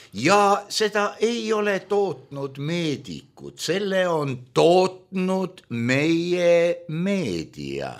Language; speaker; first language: Estonian; native; Estonian